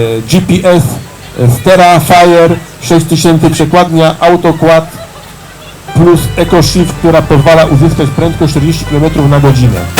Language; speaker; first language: Polish; native; Polish